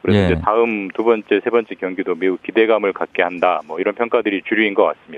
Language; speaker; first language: Korean; native; Korean